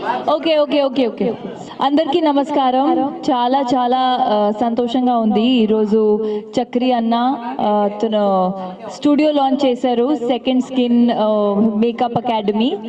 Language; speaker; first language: Telugu; non-native, local second language; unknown